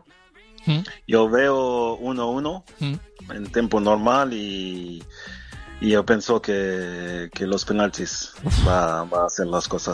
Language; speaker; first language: Spanish; non-native, fluent; French